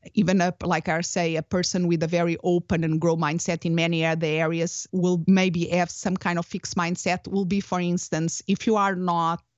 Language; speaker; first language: English; non-native, fluent; Portuguese